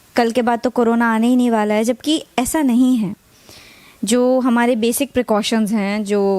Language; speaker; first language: Hindi; non-native, local second language; Gujarati